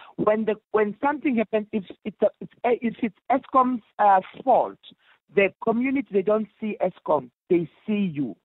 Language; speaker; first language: English; non-native, local second language; Zulu